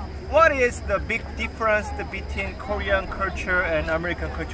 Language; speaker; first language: English; non-native, learner; Korean